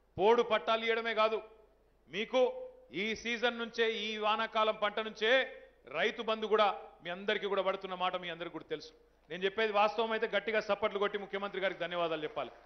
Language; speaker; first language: Telugu; native; Telugu